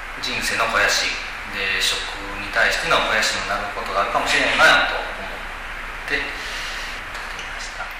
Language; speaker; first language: Japanese; native; Japanese